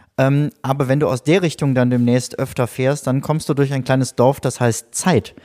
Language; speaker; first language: German; native; German